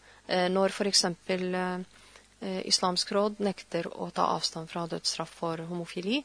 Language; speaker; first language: Norwegian; non-native, fluent; Arabic